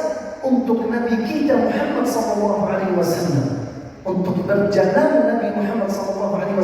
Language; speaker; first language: Indonesian; non-native, fluent; Arabic